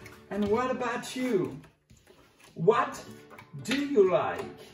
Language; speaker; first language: English; non-native, fluent; French